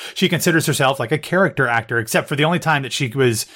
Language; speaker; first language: English; native; English